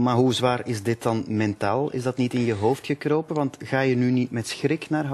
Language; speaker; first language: Dutch; native; Dutch